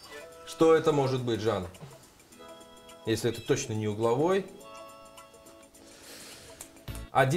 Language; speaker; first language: Russian; native; Russian